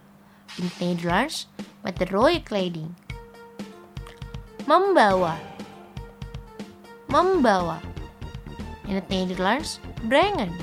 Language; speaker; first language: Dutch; non-native, fluent; Indonesian